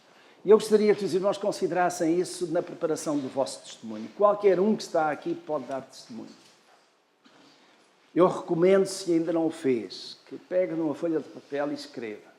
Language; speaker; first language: Portuguese; native; Portuguese